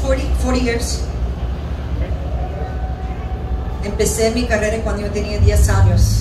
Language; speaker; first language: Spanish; early bilingual, heritage; English